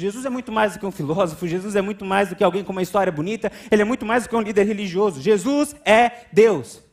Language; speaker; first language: Portuguese; native; Portuguese